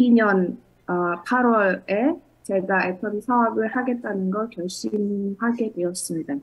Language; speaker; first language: Korean; non-native, fluent; Indonesian